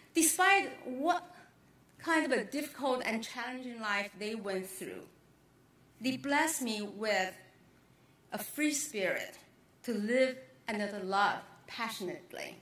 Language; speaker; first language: English; non-native, fluent; Chinese